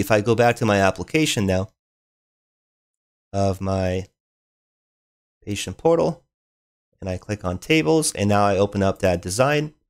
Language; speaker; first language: English; native; English